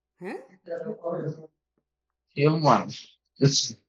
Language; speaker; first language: Korean; non-native, learner; Bangla